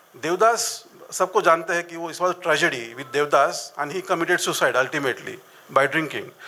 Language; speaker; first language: Hindi; non-native, local second language; Marathi